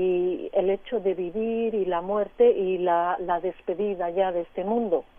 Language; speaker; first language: Spanish; native; Spanish